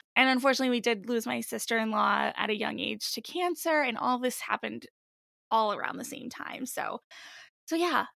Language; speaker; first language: English; native; English